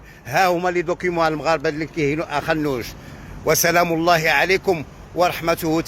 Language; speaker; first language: Arabic; native; Arabic